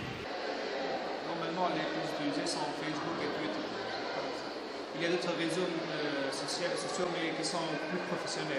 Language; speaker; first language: French; non-native, local second language; Arabic